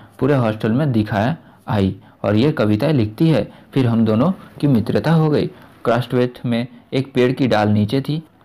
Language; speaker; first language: Hindi; native; Hindi